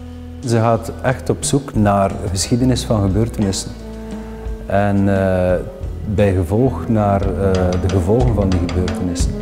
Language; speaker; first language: Dutch; native; Dutch